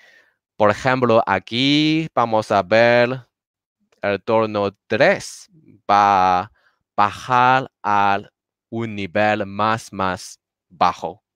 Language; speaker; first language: Spanish; non-native, learner; Chinese